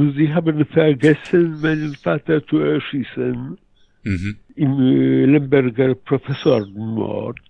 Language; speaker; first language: German; early bilingual, heritage; Polish